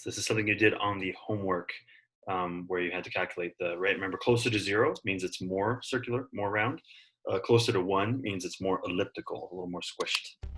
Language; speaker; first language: English; native; English